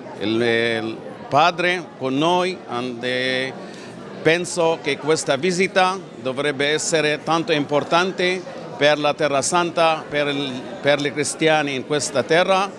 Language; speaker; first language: Italian; non-native, learner; Arabic